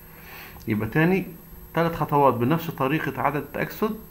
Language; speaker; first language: Arabic; native; Arabic